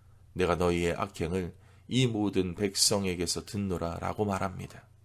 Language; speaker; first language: Korean; native; Korean